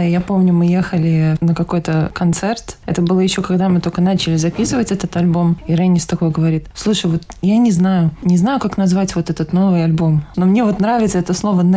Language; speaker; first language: Russian; native; Russian